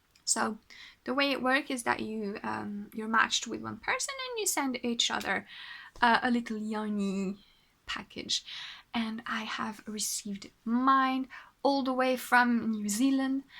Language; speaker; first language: English; non-native, fluent; French